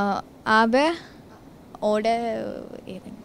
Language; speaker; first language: German; non-native, learner; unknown